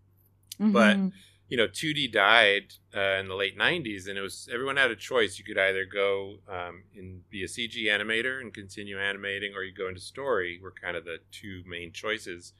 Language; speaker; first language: English; native; English